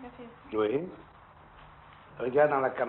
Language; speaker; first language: French; non-native, fluent; Italian